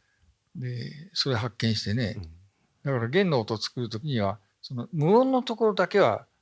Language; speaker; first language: Japanese; native; Japanese